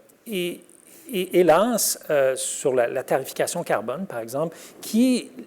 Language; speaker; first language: French; native; French